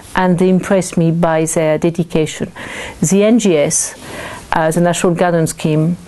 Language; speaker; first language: English; non-native, fluent; French